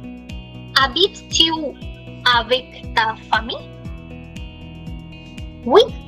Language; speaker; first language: French; non-native, fluent; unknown